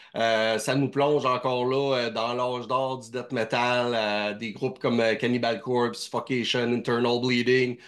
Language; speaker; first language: French; native; French